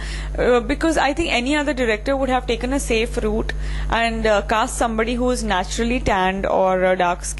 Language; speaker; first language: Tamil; non-native, fluent; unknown